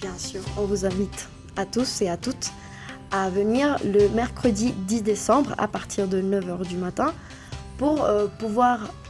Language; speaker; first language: French; non-native, fluent; Spanish